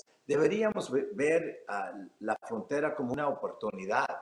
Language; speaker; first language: Spanish; early bilingual, heritage; Spanish